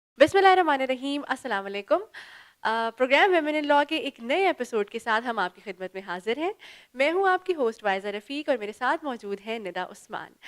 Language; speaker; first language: Urdu; native; Urdu